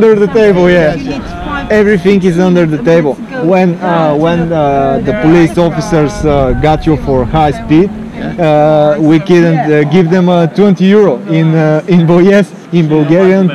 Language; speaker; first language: English; non-native, learner; Bulgarian